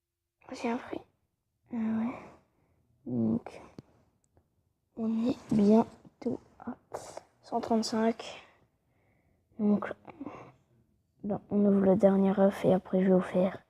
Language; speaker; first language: French; native; French